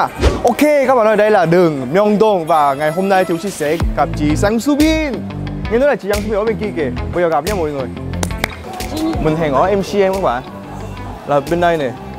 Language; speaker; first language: Vietnamese; non-native, fluent; Korean